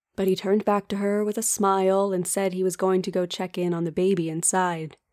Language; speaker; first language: English; native; English